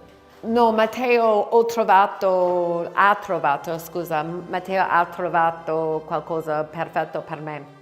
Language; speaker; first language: Italian; non-native, learner; English